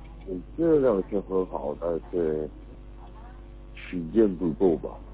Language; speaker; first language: Chinese; non-native, learner; Korean